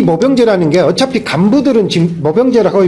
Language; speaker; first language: Korean; native; Korean